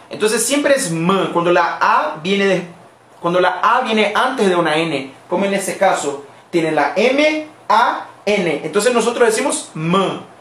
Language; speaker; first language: Spanish; non-native, fluent; Portuguese